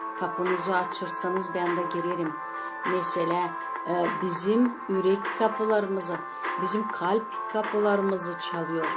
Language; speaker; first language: Turkish; non-native, fluent; Azerbaijani